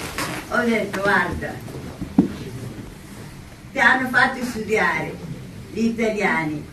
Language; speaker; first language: Italian; non-native, local second language; Somali